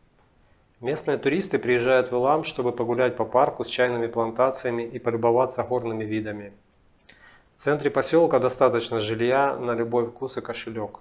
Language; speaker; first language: Russian; native; Russian